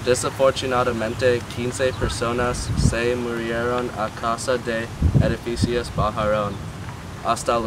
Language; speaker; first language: Spanish; non-native, learner; English